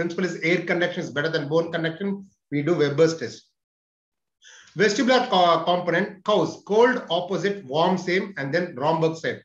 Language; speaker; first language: English; non-native, local second language; Telugu